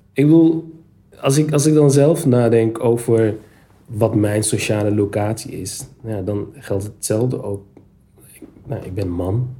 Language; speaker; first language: Dutch; early bilingual, other home language; Turkish